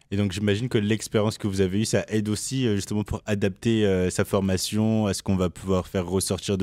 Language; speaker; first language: French; native; French